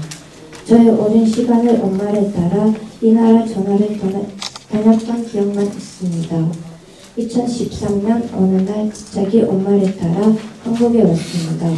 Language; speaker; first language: Korean; early bilingual, other home language; Russian